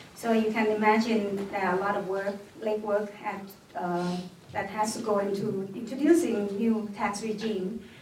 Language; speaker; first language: English; non-native, fluent; Thai